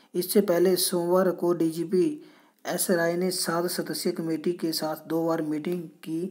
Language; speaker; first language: Hindi; non-native, local second language; Punjabi